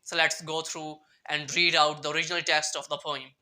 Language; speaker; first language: English; non-native, local second language; Urdu